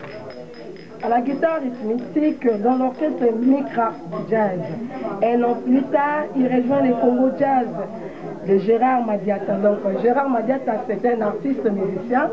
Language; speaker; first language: French; non-native, local second language; Lingala